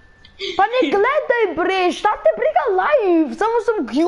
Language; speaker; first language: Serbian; early bilingual, heritage; Serbian